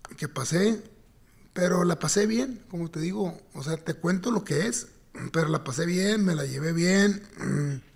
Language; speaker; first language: Spanish; native; Spanish